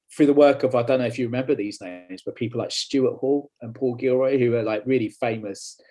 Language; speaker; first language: English; native; English